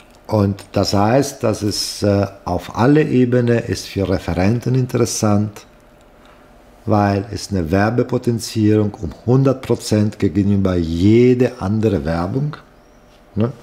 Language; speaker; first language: German; non-native, fluent; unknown